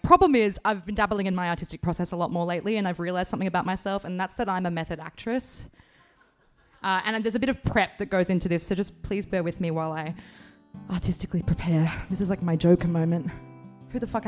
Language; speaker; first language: English; native; English